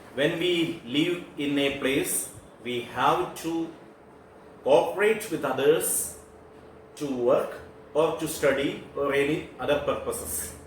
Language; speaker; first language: English; non-native, local second language; Malayalam